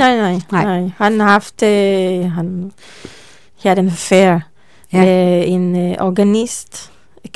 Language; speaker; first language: Danish; non-native, learner; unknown